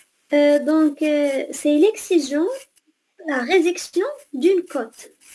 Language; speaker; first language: French; non-native, fluent; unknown